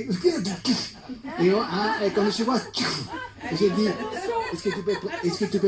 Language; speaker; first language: French; non-native, fluent; Spanish